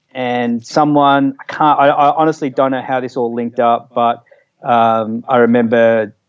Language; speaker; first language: English; native; English